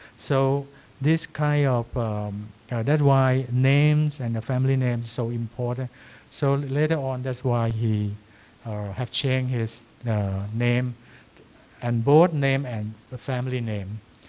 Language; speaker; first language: English; non-native, fluent; Thai